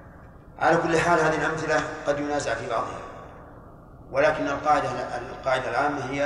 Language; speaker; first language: Arabic; native; Arabic